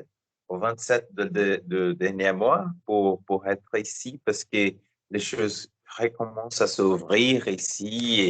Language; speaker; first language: French; non-native, learner; Portuguese